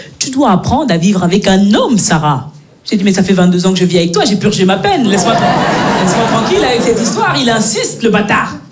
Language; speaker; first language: French; native; French